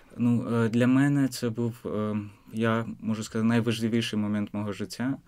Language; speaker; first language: Ukrainian; non-native, fluent; Azerbaijani